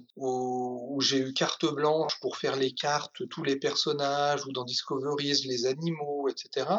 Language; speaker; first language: French; native; French